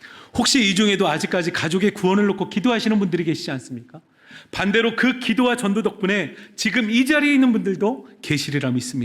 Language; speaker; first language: Korean; native; Korean